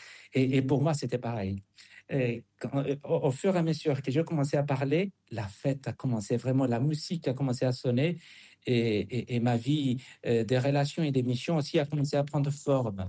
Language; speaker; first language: French; non-native, fluent; Spanish